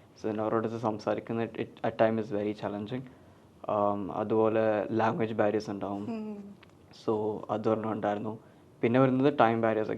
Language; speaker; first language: Malayalam; early bilingual, heritage; Malayalam